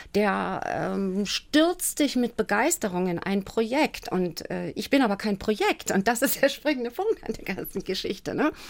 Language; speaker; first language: German; native; German